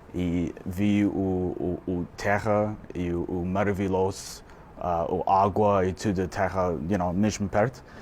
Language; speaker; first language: Portuguese; early bilingual, heritage; Portuguese